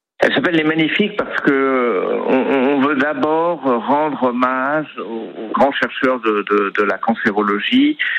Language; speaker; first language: French; native; French